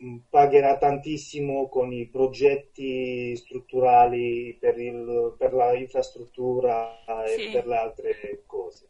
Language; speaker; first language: Italian; non-native, fluent; Romanian